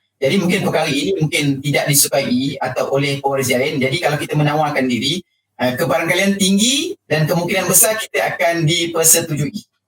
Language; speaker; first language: Malay; native; Malay